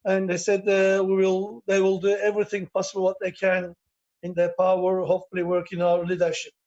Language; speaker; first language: English; non-native, learner; Turkish